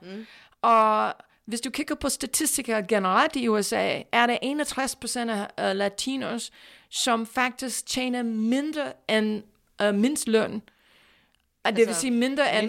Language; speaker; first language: Danish; non-native, fluent; English